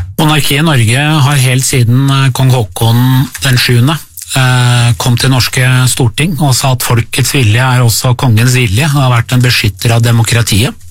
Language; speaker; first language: Norwegian; early bilingual, other home language; Persian